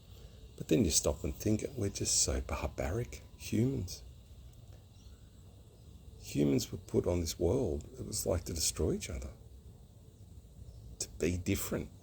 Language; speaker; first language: English; native; English